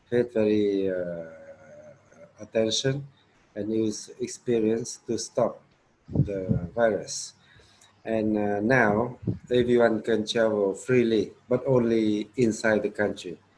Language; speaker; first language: English; non-native, learner; Vietnamese